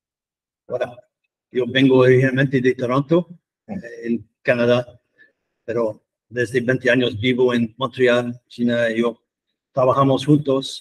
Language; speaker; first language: Spanish; non-native, fluent; English